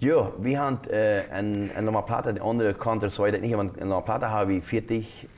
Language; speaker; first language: German; non-native, local second language; Plautdietsch